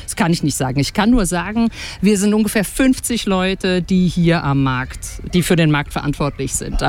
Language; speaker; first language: German; native; German